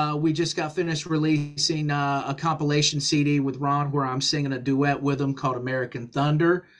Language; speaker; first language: English; native; English